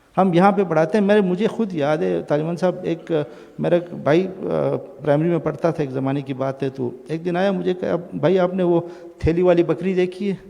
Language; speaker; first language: Urdu; non-native, local second language; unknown